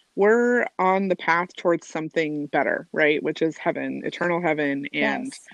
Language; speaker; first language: English; native; English